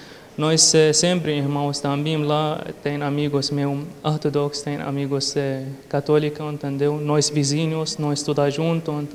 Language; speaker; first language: Portuguese; non-native, learner; Arabic